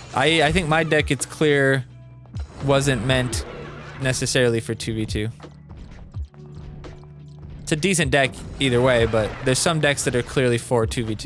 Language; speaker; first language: English; native; English